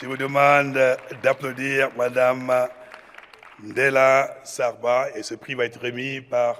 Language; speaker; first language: French; non-native, local second language; Wolof